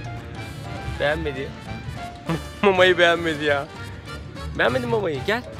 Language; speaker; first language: Turkish; native; Turkish